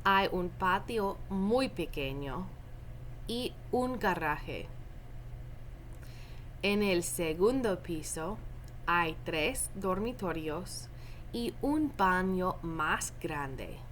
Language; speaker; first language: Spanish; non-native, fluent; English